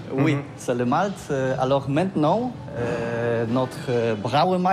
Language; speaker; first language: French; non-native, learner; Polish